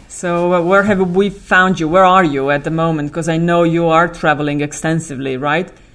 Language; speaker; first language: English; non-native, fluent; Slovenian